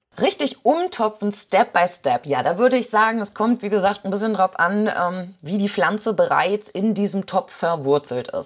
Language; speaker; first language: German; native; German